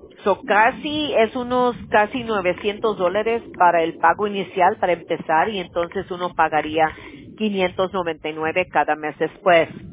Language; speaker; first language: Spanish; early bilingual, other home language; English